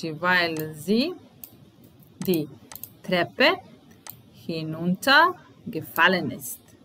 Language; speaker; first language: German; non-native, fluent; Serbian